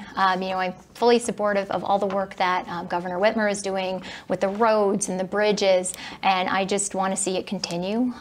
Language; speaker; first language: English; native; English